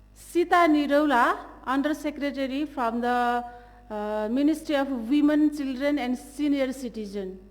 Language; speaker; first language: English; non-native, local second language; Nepali